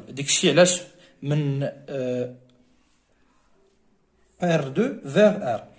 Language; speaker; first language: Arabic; native; Arabic